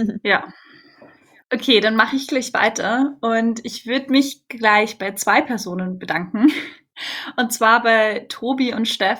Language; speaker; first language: German; native; German